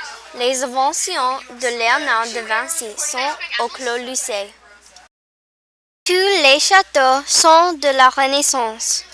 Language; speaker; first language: French; non-native, learner; English